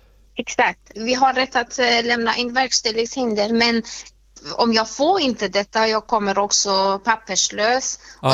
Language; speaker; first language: Swedish; non-native, fluent; Persian